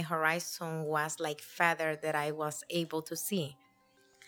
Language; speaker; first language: English; non-native, learner; Spanish